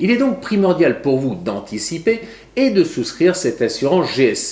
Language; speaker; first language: French; native; French